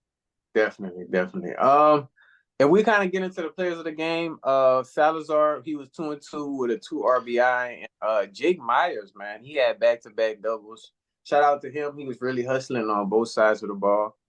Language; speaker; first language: English; native; English